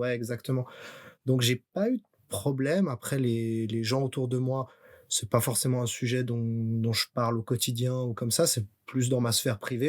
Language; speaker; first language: French; native; French